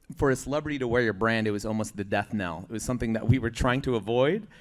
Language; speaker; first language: English; native; English